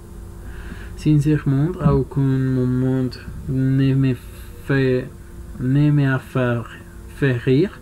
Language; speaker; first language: French; non-native, learner; Spanish